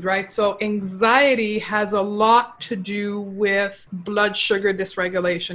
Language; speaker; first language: English; non-native, fluent; French